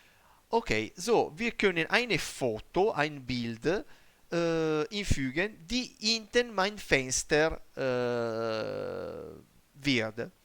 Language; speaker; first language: German; non-native, learner; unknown